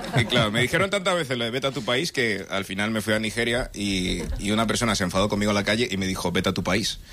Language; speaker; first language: Spanish; early bilingual, other home language; English